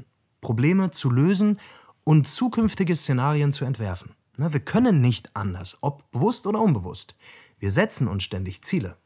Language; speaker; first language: German; native; German